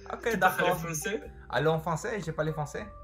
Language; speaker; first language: French; non-native, learner; Spanish